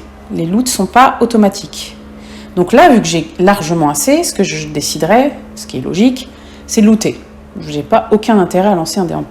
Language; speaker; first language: French; native; French